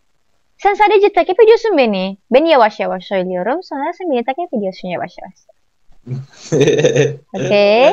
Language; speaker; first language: Turkish; non-native, learner; Indonesian